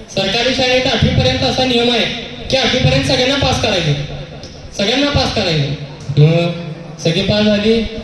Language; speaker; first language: Marathi; non-native, local second language; Kannada